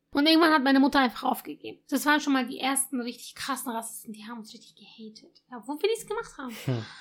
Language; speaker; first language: German; early bilingual, other home language; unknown